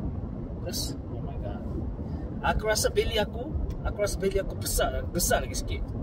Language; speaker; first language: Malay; non-native, fluent; Korean